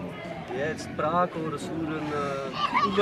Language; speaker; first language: German; non-native, learner; Czech